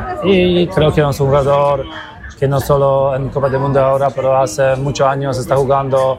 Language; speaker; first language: Spanish; non-native, learner; Polish